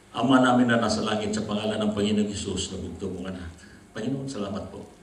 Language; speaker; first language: Filipino; non-native, local second language; Cebuano